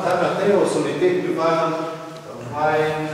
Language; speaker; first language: Finnish; non-native, learner; Russian